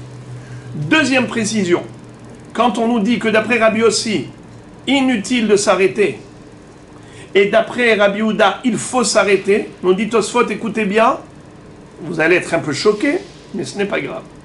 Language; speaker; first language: French; native; French